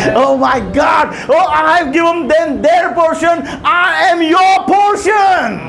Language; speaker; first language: English; non-native, local second language; Marathi